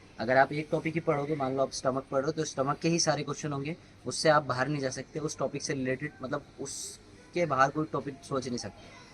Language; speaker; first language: Hindi; native; Hindi